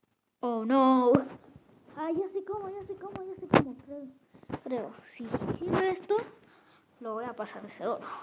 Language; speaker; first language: Spanish; early bilingual, other home language; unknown